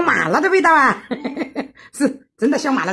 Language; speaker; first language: Chinese; native; Chinese